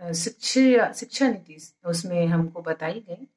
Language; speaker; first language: Hindi; native; Hindi